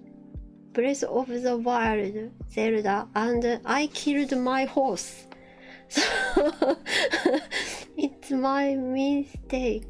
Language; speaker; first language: English; non-native, learner; Japanese